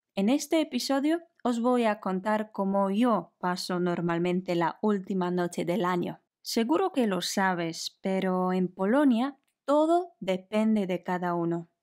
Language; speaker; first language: Spanish; non-native, fluent; Polish